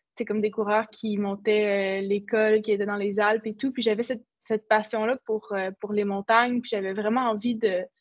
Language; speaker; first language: French; native; French